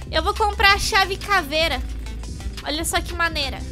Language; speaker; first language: Portuguese; native; Portuguese